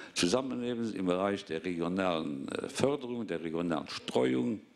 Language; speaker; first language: German; non-native, local second language; Luxembourgish